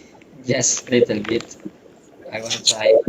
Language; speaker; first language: English; non-native, learner; Indonesian